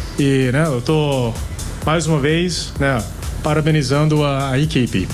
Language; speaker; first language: Portuguese; non-native, fluent; English